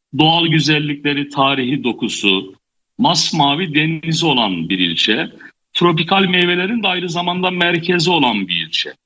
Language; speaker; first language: Turkish; native; Turkish